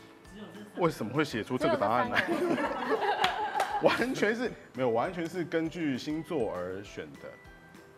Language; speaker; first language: Chinese; native; Chinese